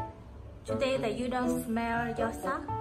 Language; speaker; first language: English; non-native, learner; Vietnamese